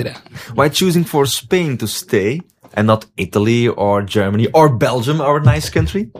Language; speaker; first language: English; non-native, fluent; Dutch